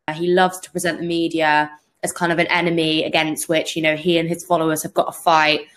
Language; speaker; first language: English; native; English